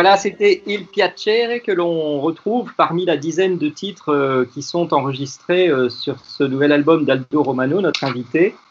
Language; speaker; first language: French; native; French